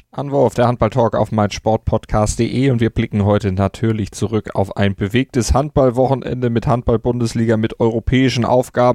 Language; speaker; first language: German; native; German